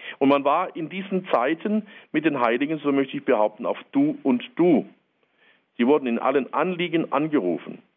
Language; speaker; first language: German; native; German